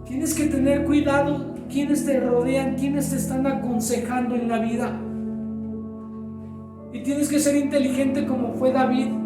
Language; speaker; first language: Spanish; native; Spanish